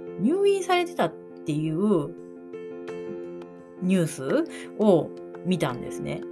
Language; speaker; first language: Japanese; native; Japanese